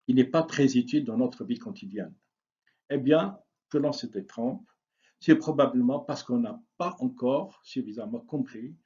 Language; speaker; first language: French; non-native, local second language; Arabic